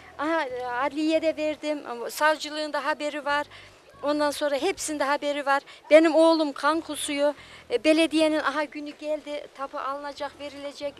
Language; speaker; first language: Turkish; native; Turkish